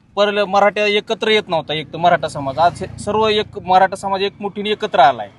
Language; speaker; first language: Marathi; native; Marathi